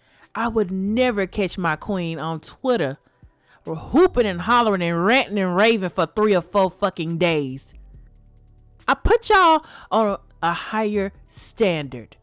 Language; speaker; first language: English; native; English